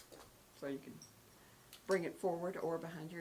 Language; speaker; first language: English; native; English